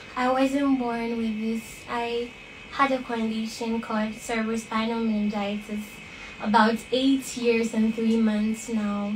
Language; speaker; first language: English; non-native, local second language; Akan